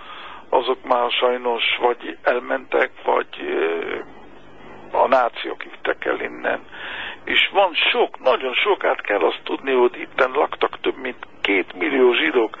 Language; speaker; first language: Hungarian; non-native, fluent; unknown